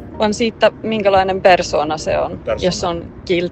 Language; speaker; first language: Finnish; native; Finnish